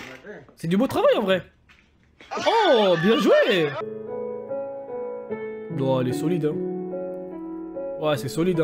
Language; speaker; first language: French; native; French